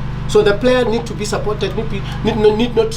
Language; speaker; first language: English; non-native, local second language; Northern Sotho